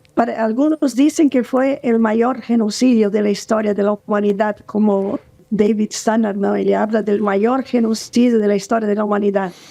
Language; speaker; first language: Spanish; non-native, fluent; Portuguese